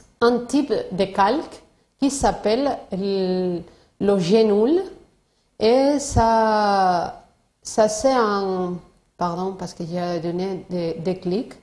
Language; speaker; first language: French; non-native, learner; Spanish